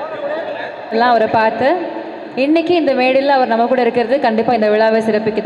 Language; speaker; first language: Tamil; native; Tamil